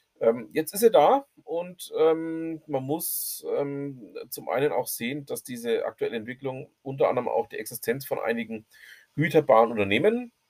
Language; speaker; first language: German; native; German